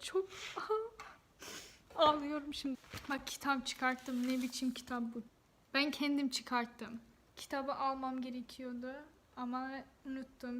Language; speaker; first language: Turkish; non-native, fluent; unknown